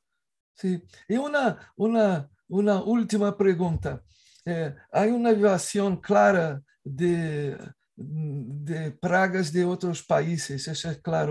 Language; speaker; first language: Spanish; non-native, fluent; Portuguese